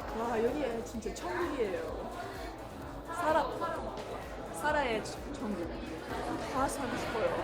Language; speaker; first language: Korean; non-native, learner; English